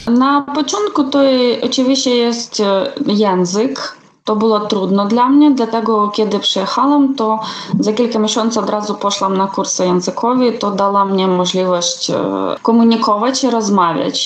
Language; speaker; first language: Polish; non-native, fluent; Ukrainian